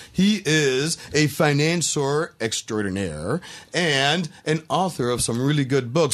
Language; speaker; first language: English; early bilingual, other home language; Spanish